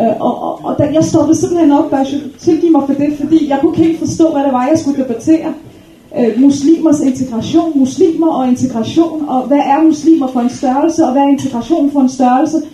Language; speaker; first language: Danish; early bilingual, other home language; Arabic